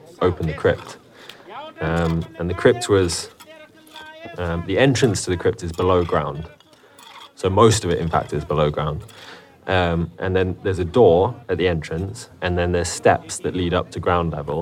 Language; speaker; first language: English; native; English